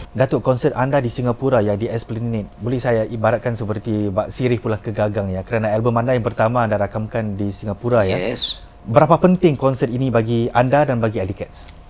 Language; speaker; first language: Malay; native; Malay